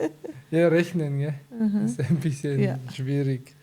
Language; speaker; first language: German; early bilingual, other home language; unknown